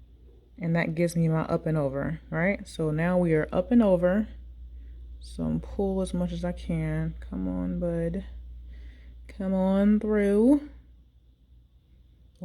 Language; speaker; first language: English; native; English